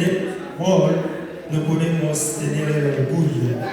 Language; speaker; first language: Spanish; non-native, fluent; Haitian Creole